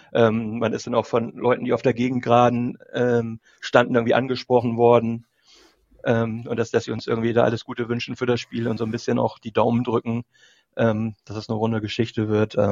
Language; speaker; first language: German; native; German